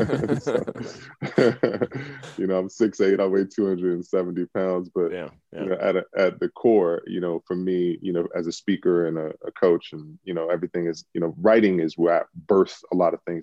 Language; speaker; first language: English; native; English